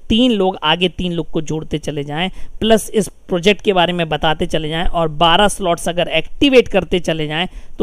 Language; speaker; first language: Hindi; native; Hindi